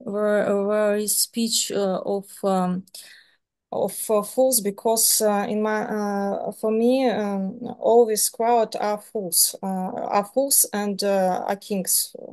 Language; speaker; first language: English; non-native, learner; Serbian